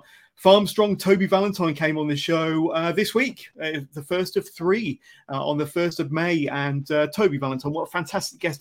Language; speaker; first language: English; native; English